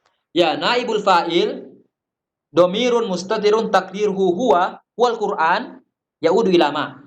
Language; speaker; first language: Arabic; non-native, fluent; Indonesian